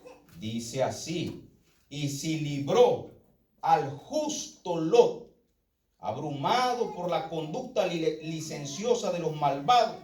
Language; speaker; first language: Spanish; native; Spanish